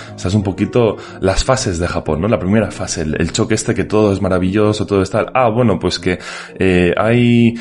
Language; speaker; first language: Spanish; native; Spanish